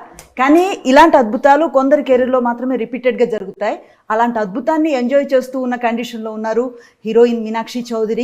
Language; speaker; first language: Telugu; native; Telugu